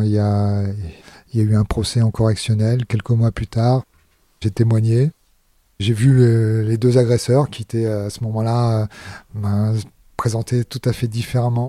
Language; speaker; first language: French; native; French